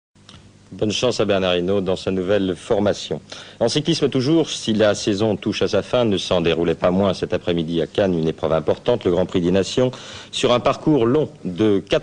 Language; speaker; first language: French; native; French